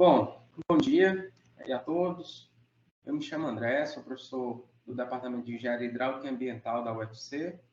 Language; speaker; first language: Portuguese; native; Portuguese